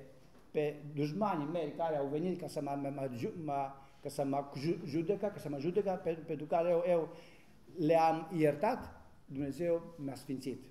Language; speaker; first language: Romanian; non-native, learner; Greek